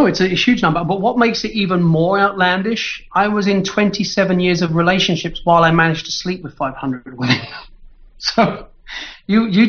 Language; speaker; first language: English; native; English